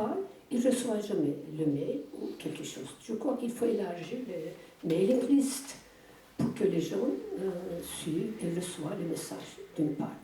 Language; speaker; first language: French; non-native, fluent; Turkish